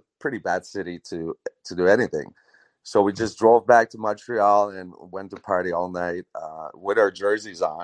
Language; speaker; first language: English; non-native, fluent; French